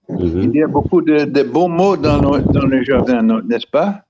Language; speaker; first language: French; non-native, fluent; Dutch